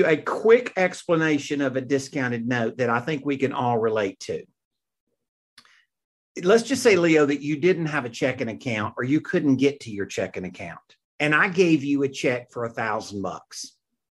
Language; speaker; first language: English; native; English